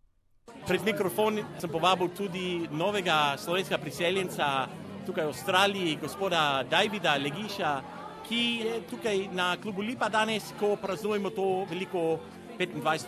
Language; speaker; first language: Slovenian; native; Slovenian